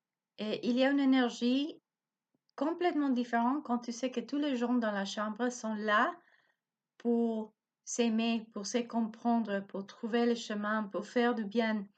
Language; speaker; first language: French; non-native, learner; Spanish